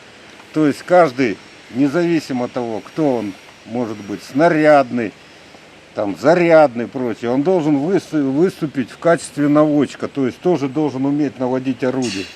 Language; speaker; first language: Russian; native; Russian